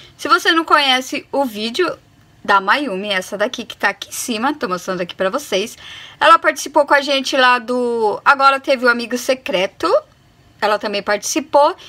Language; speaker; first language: Portuguese; native; Portuguese